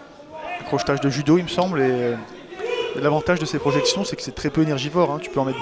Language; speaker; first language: French; native; French